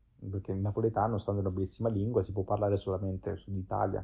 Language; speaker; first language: Italian; native; Italian